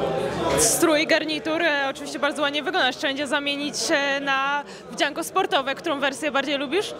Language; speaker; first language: Polish; native; Polish